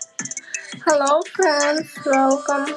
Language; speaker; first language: English; non-native, learner; Russian